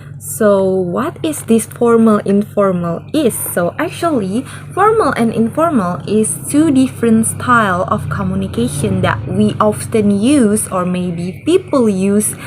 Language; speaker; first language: English; non-native, learner; Indonesian